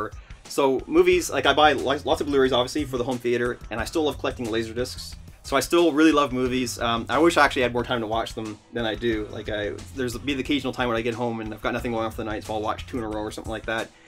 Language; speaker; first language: English; native; English